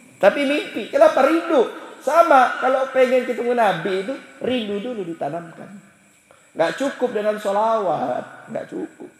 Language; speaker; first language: Indonesian; native; Indonesian